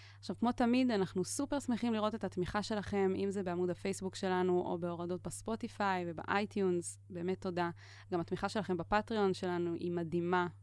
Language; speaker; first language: Hebrew; native; Hebrew